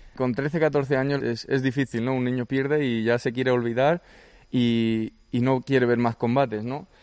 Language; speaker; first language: Spanish; early bilingual, other home language; Georgian